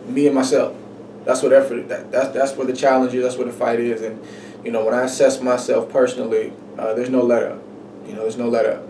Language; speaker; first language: English; native; English